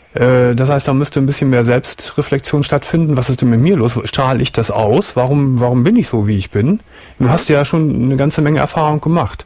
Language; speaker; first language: German; native; German